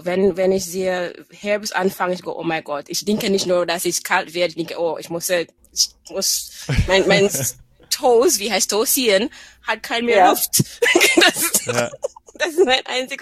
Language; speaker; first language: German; non-native, fluent; English